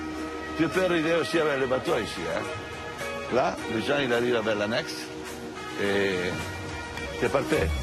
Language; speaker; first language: French; non-native, fluent; Italian